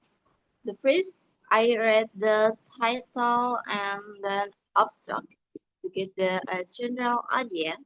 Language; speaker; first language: English; non-native, learner; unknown